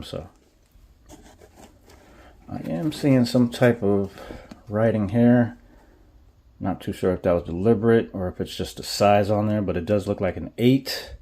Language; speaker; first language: English; native; English